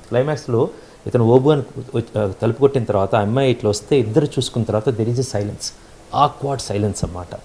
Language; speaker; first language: Telugu; native; Telugu